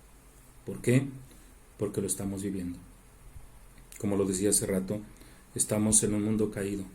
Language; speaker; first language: Spanish; native; Spanish